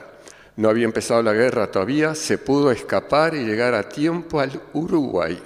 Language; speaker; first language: Spanish; early bilingual, other home language; German